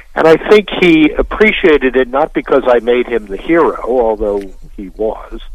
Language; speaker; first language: English; native; English